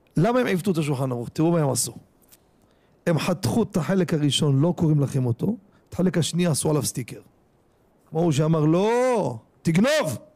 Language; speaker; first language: Hebrew; native; Hebrew